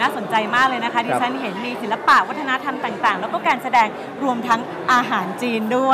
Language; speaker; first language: Thai; native; Thai